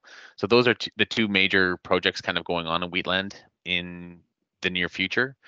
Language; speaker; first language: English; native; English